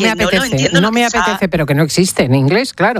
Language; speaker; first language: Spanish; native; Spanish